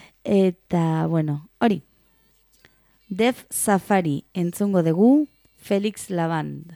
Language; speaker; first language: Basque; non-native, local second language; Spanish